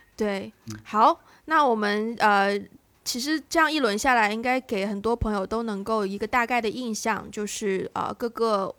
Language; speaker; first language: Chinese; native; Chinese